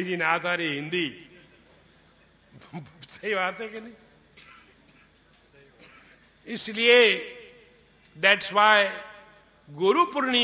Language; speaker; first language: Hindi; non-native, local second language; Marwari